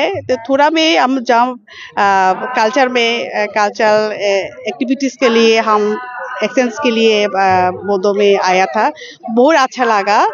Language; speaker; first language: Hindi; non-native, learner; Bangla